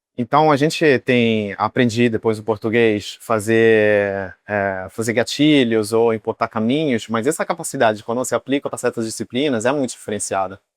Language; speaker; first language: Portuguese; non-native, fluent; Italian